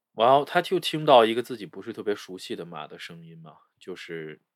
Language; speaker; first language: Chinese; native; Chinese